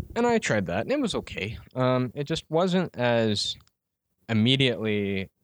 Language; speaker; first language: English; native; English